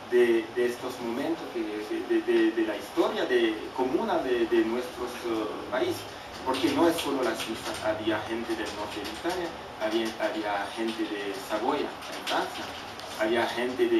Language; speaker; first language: Spanish; non-native, fluent; French